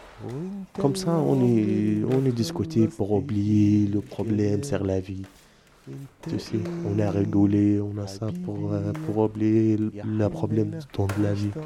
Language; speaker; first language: French; non-native, learner; Arabic